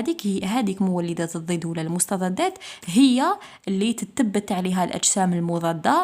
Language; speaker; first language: Arabic; native; Arabic